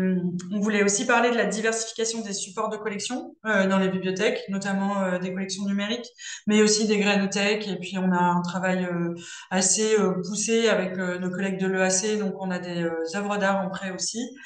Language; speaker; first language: French; native; French